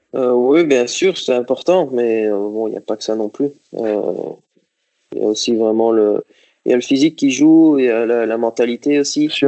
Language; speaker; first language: French; native; French